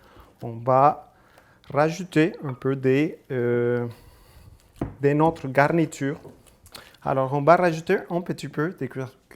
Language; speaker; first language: French; non-native, fluent; Spanish